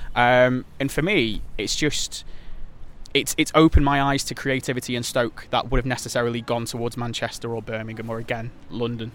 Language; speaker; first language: English; native; English